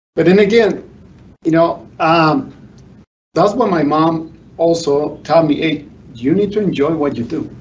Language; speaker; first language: English; non-native, fluent; Spanish